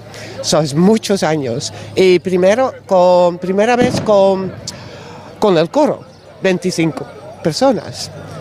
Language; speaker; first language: Spanish; non-native, learner; Dutch